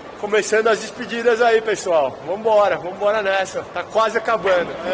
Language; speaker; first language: Portuguese; native; Portuguese